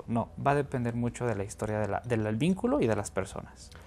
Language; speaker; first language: Spanish; native; Spanish